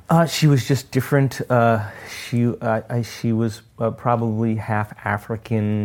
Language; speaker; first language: English; early bilingual, other home language; Italian